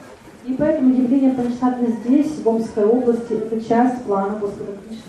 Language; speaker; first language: Russian; native; Russian